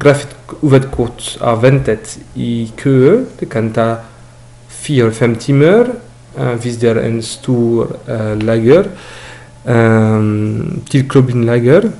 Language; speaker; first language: Norwegian; non-native, fluent; French